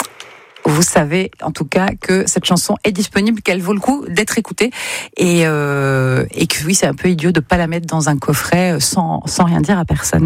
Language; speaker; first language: French; native; French